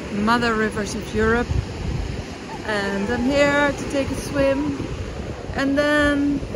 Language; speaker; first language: English; non-native, fluent; Dutch